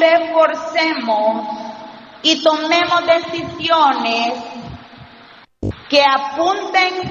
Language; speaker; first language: Spanish; native; Spanish